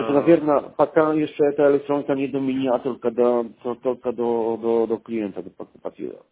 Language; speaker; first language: Russian; non-native, learner; Polish